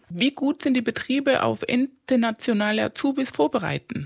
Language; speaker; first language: German; non-native, fluent; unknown